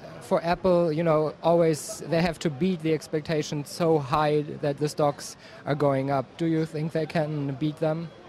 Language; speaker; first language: English; non-native, fluent; German